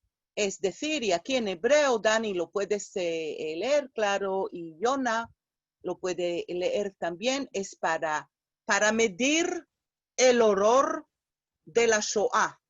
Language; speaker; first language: Spanish; non-native, fluent; Hebrew